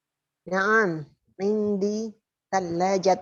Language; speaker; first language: Arabic; non-native, learner; Indonesian